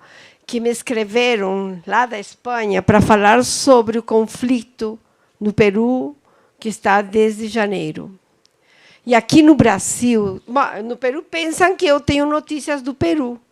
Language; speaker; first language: Portuguese; non-native, fluent; Spanish